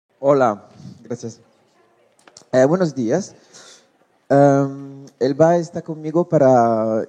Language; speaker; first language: Spanish; non-native, learner; French